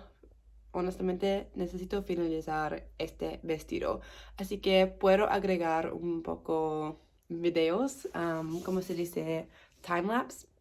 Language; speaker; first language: Spanish; non-native, learner; English